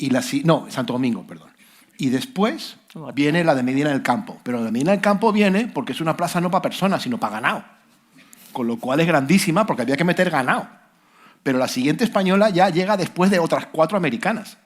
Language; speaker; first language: Spanish; native; Spanish